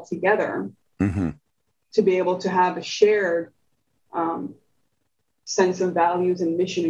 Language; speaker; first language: English; early bilingual, other home language; Spanish